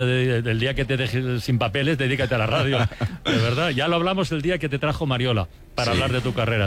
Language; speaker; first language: Spanish; native; Spanish